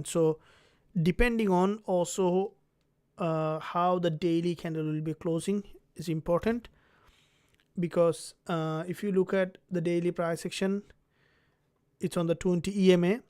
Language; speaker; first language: English; non-native, fluent; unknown